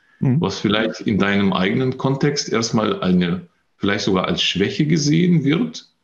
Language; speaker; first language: German; early bilingual, other home language; Russian